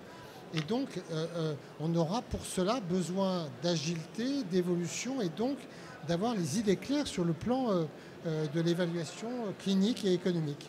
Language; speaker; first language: French; native; French